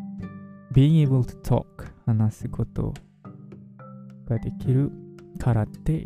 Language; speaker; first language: Japanese; non-native, learner; English